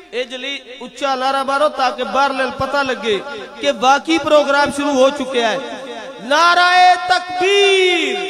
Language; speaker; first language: Urdu; non-native, local second language; Punjabi